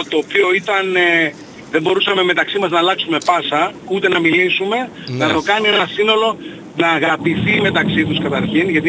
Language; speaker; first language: Greek; non-native, fluent; Italian